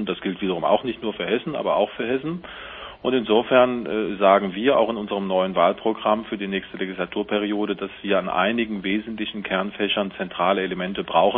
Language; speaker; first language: German; native; German